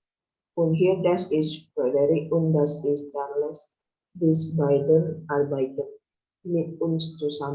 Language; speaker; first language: German; non-native, learner; Indonesian